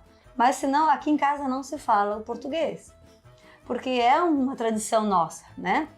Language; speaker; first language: Portuguese; non-native, local second language; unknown